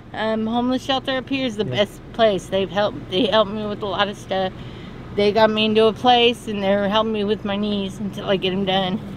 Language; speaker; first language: English; native; English